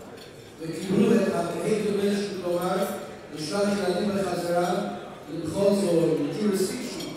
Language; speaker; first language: Hebrew; non-native, fluent; English